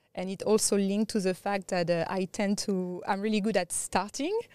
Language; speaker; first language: English; non-native, fluent; French